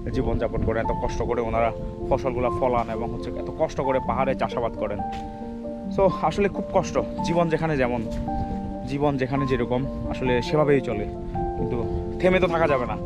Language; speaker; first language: Bangla; native; Bangla